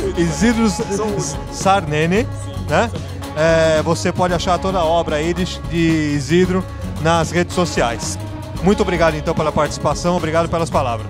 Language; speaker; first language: Portuguese; native; Portuguese